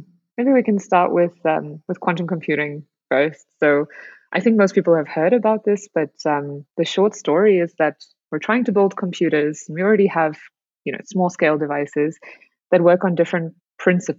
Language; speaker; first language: English; native; English